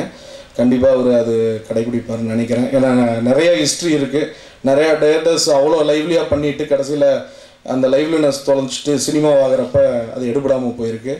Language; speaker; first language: Tamil; native; Tamil